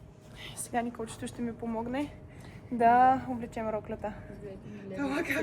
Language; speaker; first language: Bulgarian; native; Bulgarian